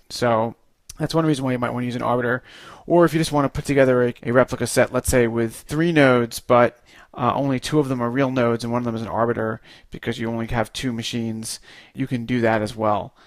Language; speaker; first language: English; native; English